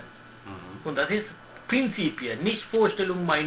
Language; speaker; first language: German; non-native, learner; Sinhala